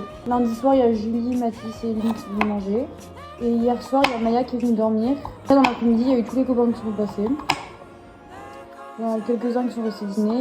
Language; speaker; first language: French; native; French